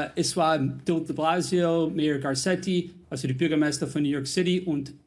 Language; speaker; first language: German; non-native, fluent; English